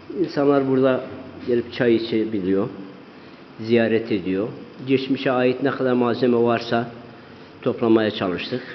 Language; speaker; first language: Turkish; non-native, local second language; Zaza